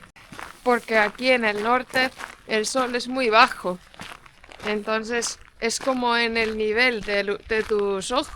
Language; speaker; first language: Spanish; non-native, fluent; Estonian